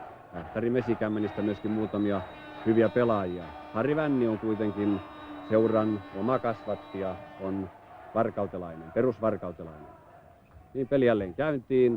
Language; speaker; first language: Finnish; native; Finnish